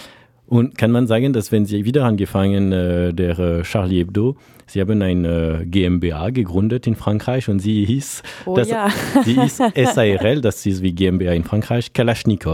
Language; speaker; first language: German; non-native, fluent; French